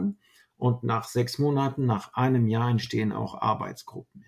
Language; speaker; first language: German; non-native, fluent; French